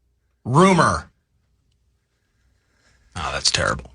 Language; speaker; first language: English; native; English